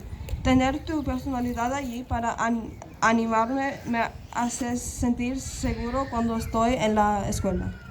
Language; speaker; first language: Spanish; non-native, local second language; English